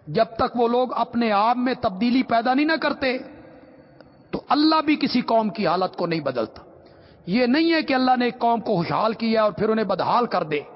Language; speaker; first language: Urdu; non-native, local second language; Punjabi